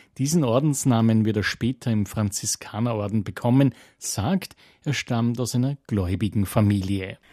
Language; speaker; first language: German; native; German